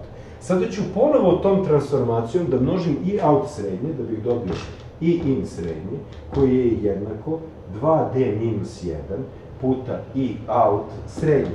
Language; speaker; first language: Serbian; native; Serbian